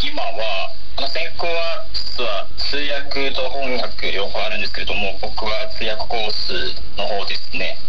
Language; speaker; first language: Japanese; non-native, fluent; Chinese